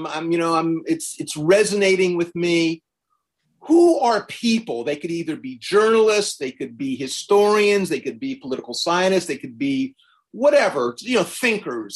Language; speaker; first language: English; native; English